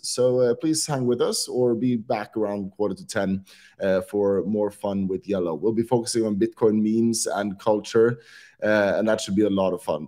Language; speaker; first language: English; non-native, fluent; Norwegian